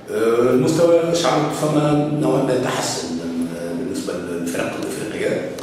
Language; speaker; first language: Arabic; native; Arabic